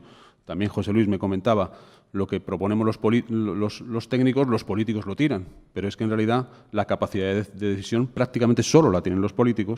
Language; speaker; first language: Spanish; native; Spanish